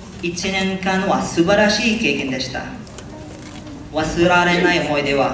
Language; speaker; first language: Japanese; non-native, learner; Filipino